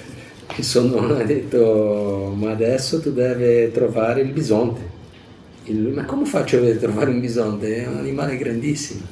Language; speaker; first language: Italian; non-native, fluent; Portuguese